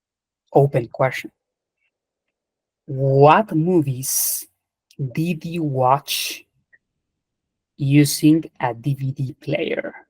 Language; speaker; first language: English; non-native, fluent; Spanish